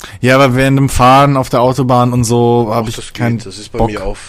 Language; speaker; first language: German; native; German